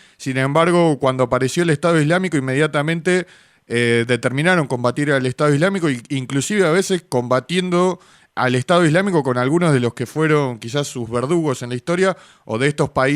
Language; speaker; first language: Spanish; native; Spanish